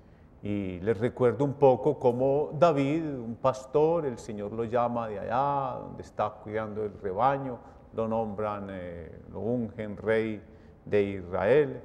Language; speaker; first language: Spanish; native; Spanish